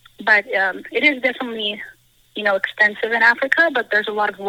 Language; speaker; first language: English; native; English